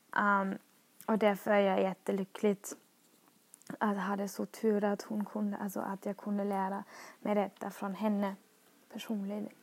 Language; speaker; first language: Swedish; non-native, fluent; German